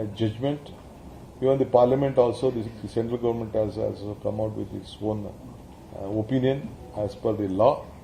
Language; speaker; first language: English; non-native, local second language; Kannada